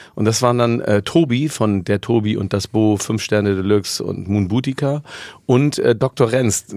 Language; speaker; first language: German; native; German